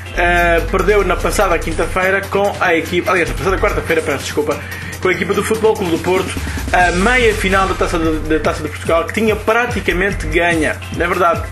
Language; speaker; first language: Portuguese; native; Portuguese